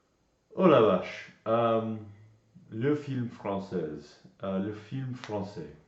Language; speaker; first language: French; non-native, learner; English